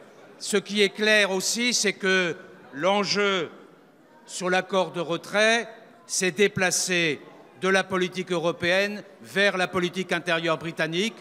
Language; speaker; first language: French; native; French